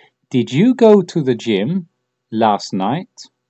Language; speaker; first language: English; native; English